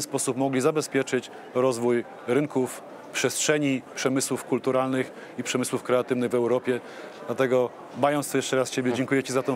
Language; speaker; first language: Polish; native; Polish